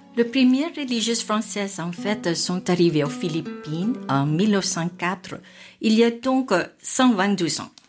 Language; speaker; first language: French; non-native, fluent; Filipino